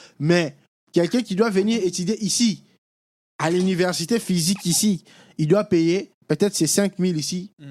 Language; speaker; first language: French; non-native, local second language; Lingala